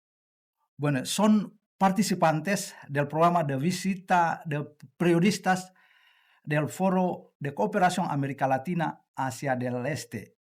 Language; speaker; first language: Spanish; non-native, learner; Indonesian